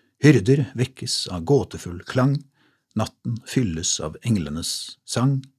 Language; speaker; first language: Norwegian; native; Norwegian